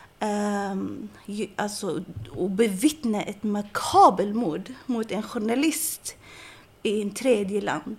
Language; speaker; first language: Swedish; non-native, fluent; Arabic